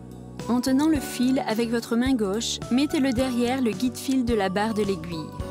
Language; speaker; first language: French; native; French